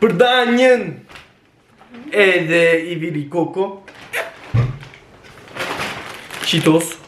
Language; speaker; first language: Albanian; non-native, learner; Turkish